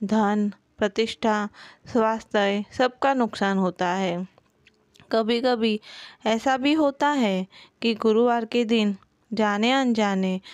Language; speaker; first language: Hindi; non-native, local second language; Gujarati